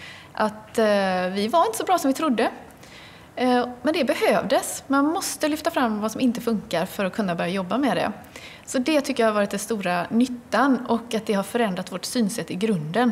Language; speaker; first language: Swedish; native; Swedish